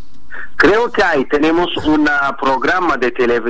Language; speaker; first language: Spanish; non-native, learner; Azerbaijani